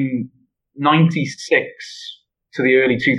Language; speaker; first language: English; native; English